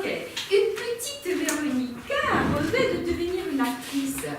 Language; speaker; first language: French; non-native, fluent; Ukrainian